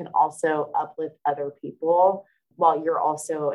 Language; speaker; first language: English; native; English